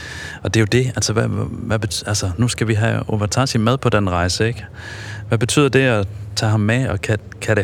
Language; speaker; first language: Danish; native; Danish